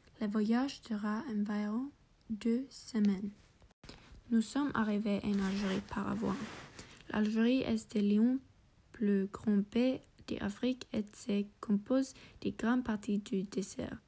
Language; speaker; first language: French; non-native, learner; English